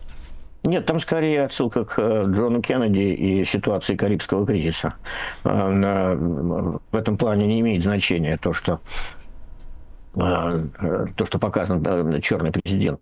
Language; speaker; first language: Russian; native; Russian